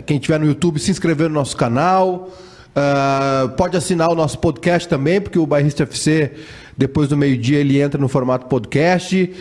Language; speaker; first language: Portuguese; native; Portuguese